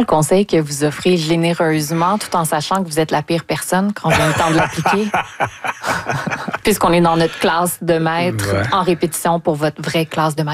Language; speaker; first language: French; native; French